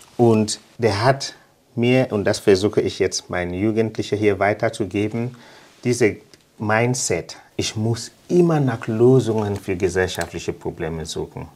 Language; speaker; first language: German; non-native, fluent; English